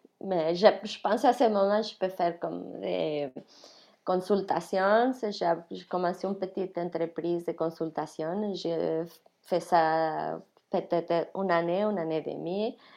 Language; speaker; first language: French; non-native, fluent; Spanish